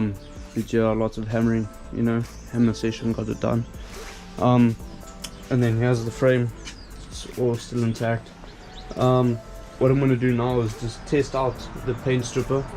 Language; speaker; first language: English; native; English